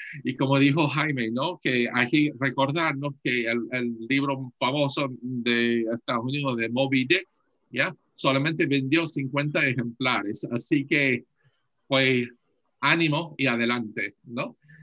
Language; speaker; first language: Spanish; non-native, fluent; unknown